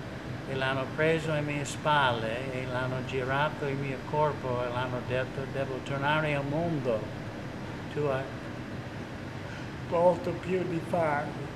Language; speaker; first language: Italian; non-native, learner; English